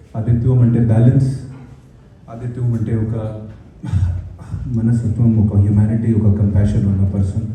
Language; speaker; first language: Telugu; non-native, fluent; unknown